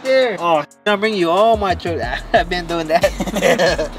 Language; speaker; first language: English; early bilingual, other home language; Spanish